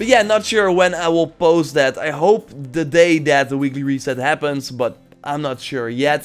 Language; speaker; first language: English; non-native, fluent; Dutch